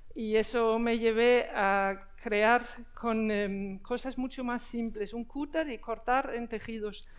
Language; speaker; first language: Spanish; non-native, fluent; Danish